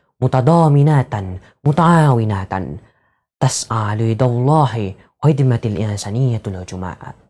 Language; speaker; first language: Arabic; non-native, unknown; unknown